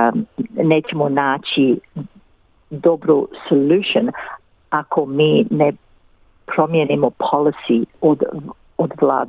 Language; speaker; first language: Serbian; early bilingual, heritage; English